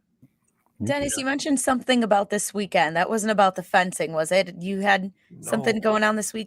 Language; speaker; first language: English; native; English